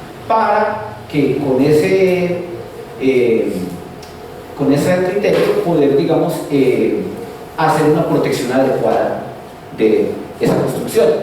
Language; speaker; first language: Spanish; native; Spanish